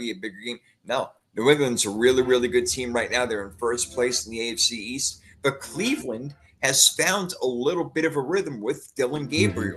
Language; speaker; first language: English; native; English